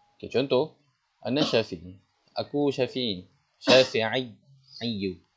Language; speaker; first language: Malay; native; Malay